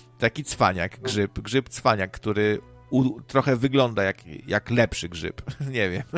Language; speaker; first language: Polish; native; Polish